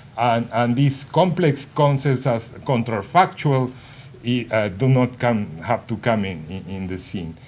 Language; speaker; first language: English; non-native, fluent; Spanish